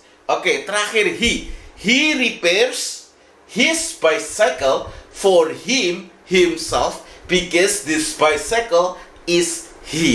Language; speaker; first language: English; non-native, fluent; Indonesian